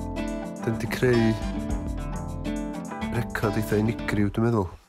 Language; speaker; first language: Welsh; native; Welsh